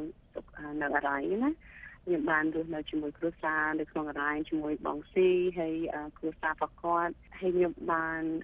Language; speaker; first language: Khmer; early bilingual, heritage; Khmer